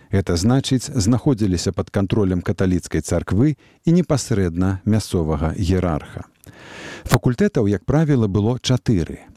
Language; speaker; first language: Belarusian; native; Belarusian